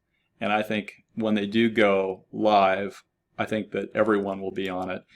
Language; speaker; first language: English; native; English